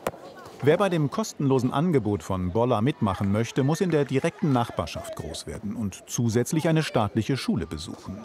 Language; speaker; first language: German; native; German